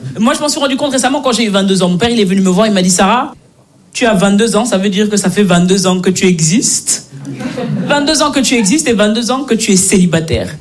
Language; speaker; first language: French; native; French